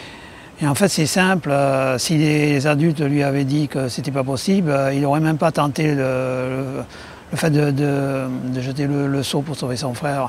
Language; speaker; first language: French; native; French